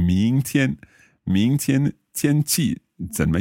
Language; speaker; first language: Chinese; non-native, learner; English